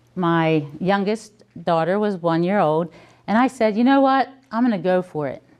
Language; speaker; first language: English; native; English